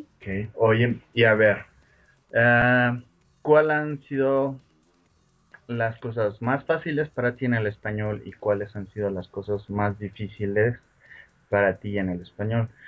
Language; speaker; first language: Spanish; native; Spanish